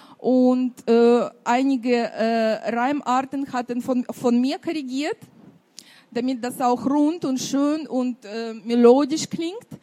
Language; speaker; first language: German; non-native, fluent; Russian